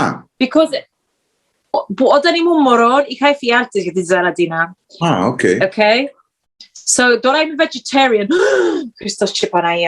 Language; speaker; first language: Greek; early bilingual, heritage; Greek